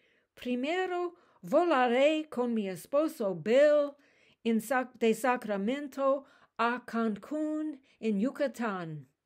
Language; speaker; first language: Spanish; non-native, learner; English